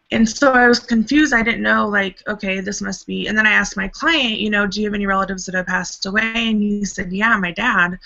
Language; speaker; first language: English; native; English